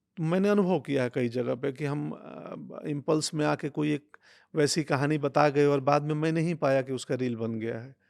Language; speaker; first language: Hindi; non-native, local second language; Bhojpuri